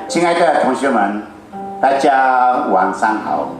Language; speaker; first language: Chinese; early bilingual, heritage; Chinese